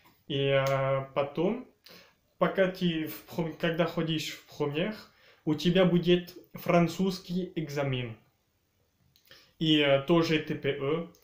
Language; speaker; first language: Russian; early bilingual, heritage; French